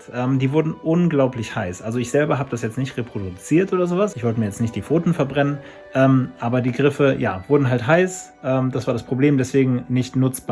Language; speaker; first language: German; native; German